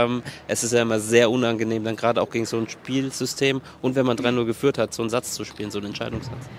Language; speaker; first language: German; native; German